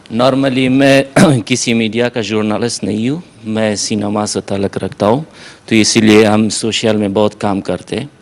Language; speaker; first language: Hindi; non-native, fluent; Persian